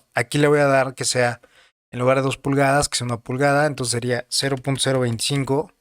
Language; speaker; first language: Spanish; native; Spanish